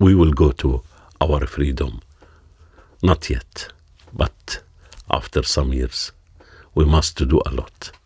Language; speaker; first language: English; non-native, learner; Arabic